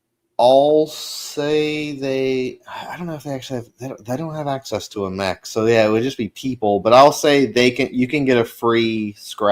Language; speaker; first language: English; native; English